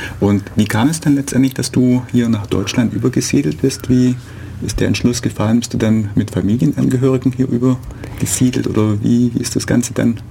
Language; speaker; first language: German; native; German